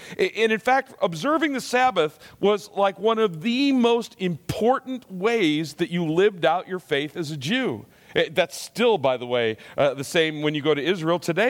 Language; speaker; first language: English; native; English